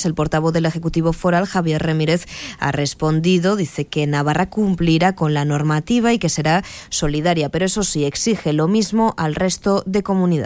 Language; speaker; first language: Spanish; native; Spanish